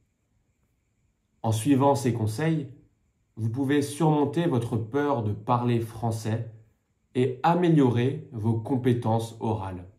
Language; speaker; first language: French; native; French